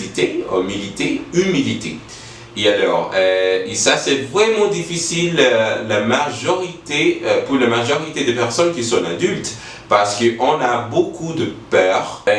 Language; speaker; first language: French; non-native, learner; English